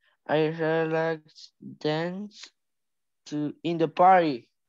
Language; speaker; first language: English; non-native, learner; Spanish